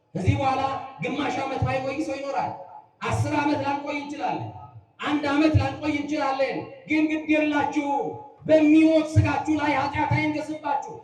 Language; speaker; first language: Amharic; native; Amharic